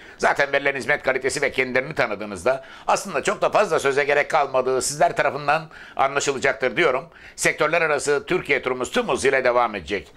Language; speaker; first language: Turkish; native; Turkish